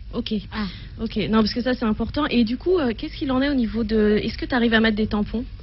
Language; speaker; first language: French; native; French